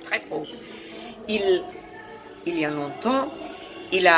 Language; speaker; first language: French; non-native, learner; English